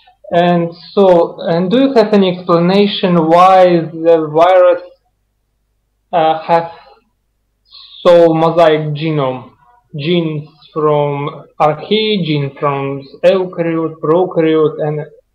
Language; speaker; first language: English; non-native, learner; Russian